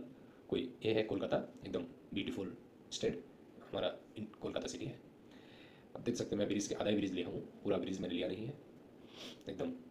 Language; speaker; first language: Hindi; non-native, local second language; Bangla